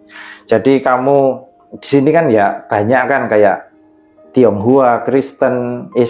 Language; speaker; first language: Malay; non-native, local second language; Javanese